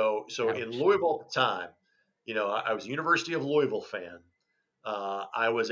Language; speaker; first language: English; native; English